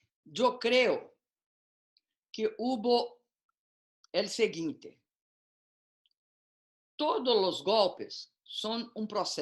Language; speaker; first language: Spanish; non-native, learner; Portuguese